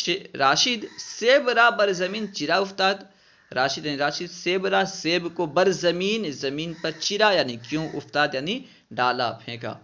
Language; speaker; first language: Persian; non-native, fluent; Urdu